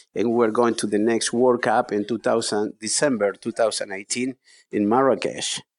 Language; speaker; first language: English; non-native, fluent; Spanish